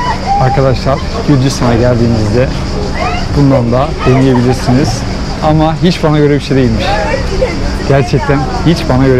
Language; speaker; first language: Turkish; native; Turkish